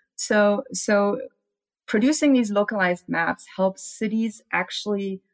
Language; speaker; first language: English; non-native, fluent; German